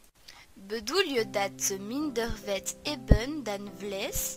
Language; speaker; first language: Dutch; non-native, learner; French